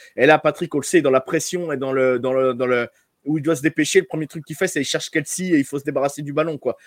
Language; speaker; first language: French; native; French